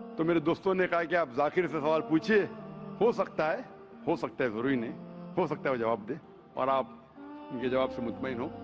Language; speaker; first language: Hindi; non-native, local second language; Konkani